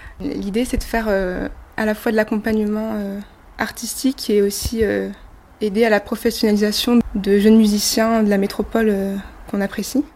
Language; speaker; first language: French; native; French